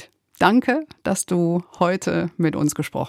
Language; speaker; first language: German; native; German